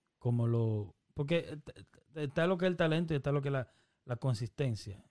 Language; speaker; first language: Spanish; early bilingual, heritage; Spanish